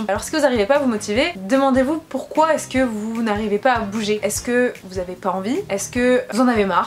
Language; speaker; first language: French; native; French